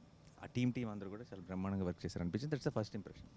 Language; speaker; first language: Telugu; native; Telugu